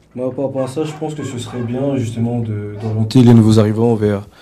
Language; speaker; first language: French; native; French